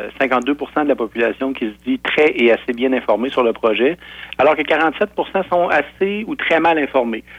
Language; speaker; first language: French; native; French